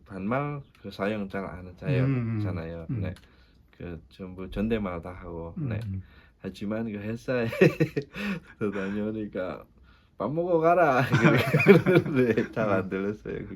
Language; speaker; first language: Korean; non-native, learner; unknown